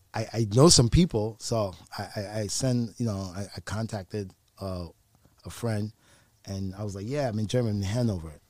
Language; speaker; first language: English; native; English